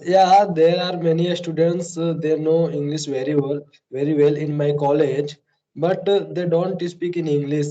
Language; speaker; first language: English; non-native, learner; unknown